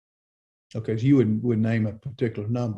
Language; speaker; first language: English; native; English